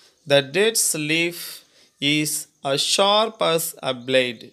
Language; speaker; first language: English; non-native, local second language; Tamil